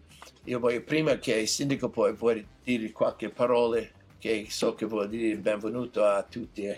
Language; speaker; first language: Italian; non-native, learner; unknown